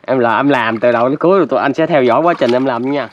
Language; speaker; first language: Vietnamese; native; Vietnamese